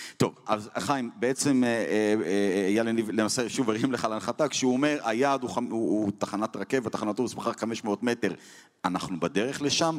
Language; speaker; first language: Hebrew; native; Hebrew